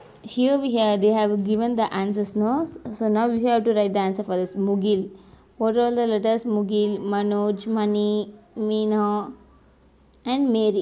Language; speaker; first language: English; non-native, local second language; Tamil